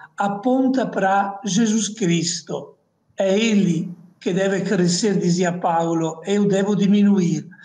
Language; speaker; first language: Portuguese; non-native, fluent; Italian